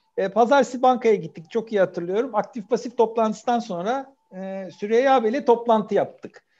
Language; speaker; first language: Turkish; native; Turkish